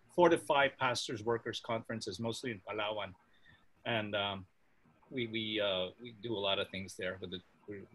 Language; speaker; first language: English; non-native, fluent; Korean